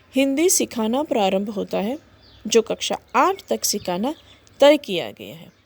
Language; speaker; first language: Hindi; non-native, local second language; Gujarati